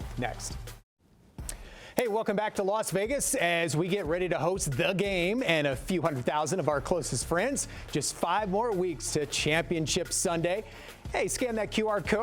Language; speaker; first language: English; native; English